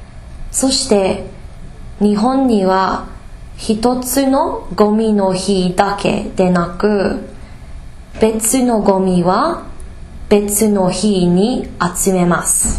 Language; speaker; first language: Japanese; non-native, learner; English